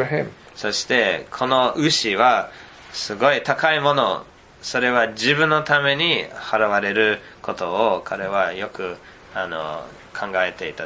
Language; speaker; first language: Japanese; non-native, fluent; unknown